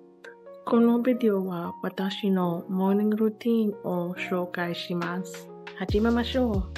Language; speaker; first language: Japanese; non-native, learner; English